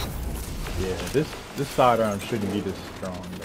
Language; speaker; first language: English; native; English